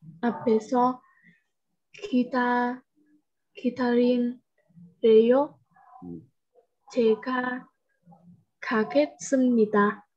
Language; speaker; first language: Korean; non-native, learner; Vietnamese